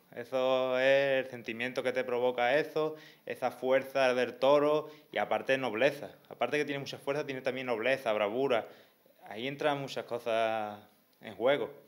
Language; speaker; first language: Spanish; native; Spanish